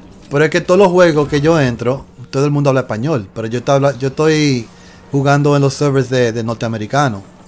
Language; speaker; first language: Spanish; early bilingual, heritage; Spanish